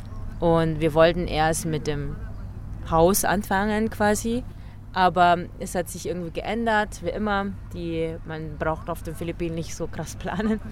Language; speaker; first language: German; early bilingual, other home language; Filipino